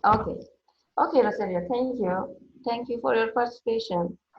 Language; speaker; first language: English; non-native, fluent; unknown